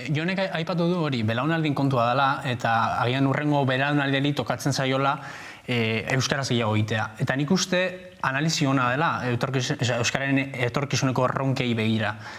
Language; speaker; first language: Basque; non-native, local second language; Spanish